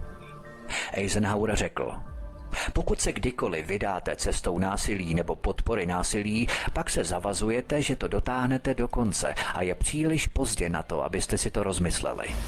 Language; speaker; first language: Czech; native; Czech